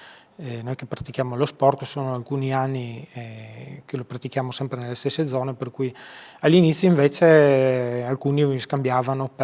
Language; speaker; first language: Italian; native; Italian